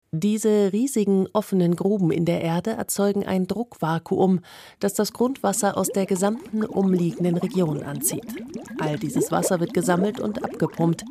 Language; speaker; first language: German; native; German